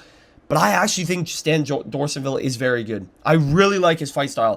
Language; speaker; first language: English; native; English